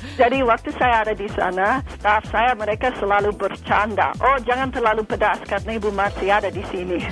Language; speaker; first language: Indonesian; non-native, fluent; English